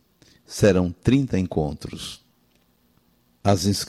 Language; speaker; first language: Portuguese; native; Portuguese